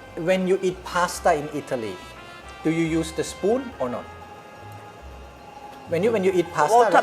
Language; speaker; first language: English; non-native, fluent; Indonesian